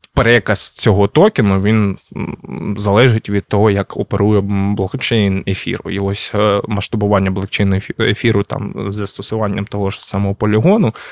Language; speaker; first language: Ukrainian; non-native, local second language; Russian